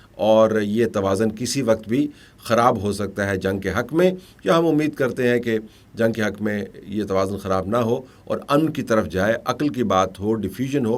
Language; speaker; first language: Urdu; native; Urdu